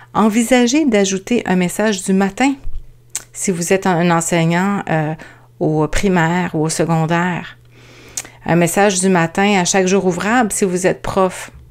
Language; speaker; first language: French; native; French